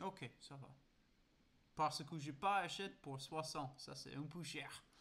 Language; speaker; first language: French; non-native, learner; English